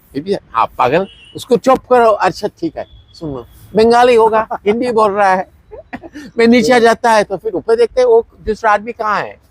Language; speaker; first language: Hindi; non-native, fluent; English